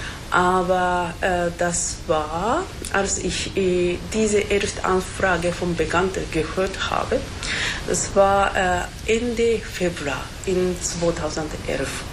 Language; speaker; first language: German; non-native, fluent; Japanese